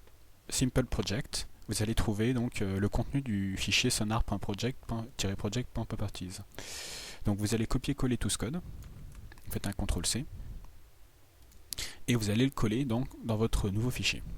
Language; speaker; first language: French; native; French